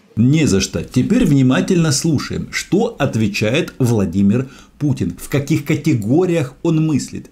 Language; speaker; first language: Russian; native; Russian